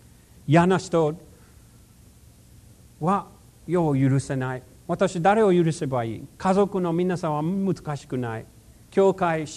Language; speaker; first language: Japanese; non-native, fluent; English